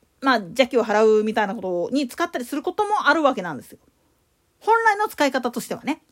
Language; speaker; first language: Japanese; native; Japanese